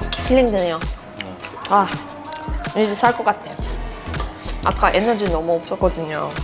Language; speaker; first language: Korean; non-native, fluent; Swedish